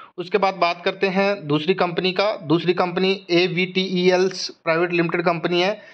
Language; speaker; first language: Hindi; native; Hindi